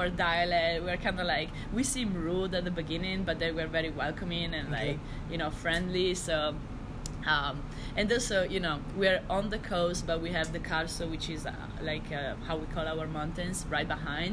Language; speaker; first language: English; non-native, fluent; Italian